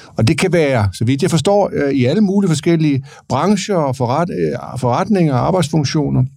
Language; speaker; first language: Danish; native; Danish